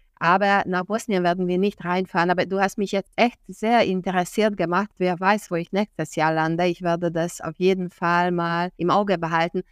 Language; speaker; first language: German; non-native, fluent; Hungarian